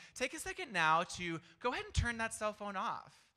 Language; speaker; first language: English; native; English